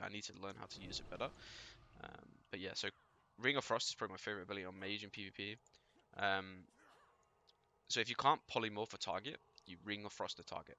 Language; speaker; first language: English; native; English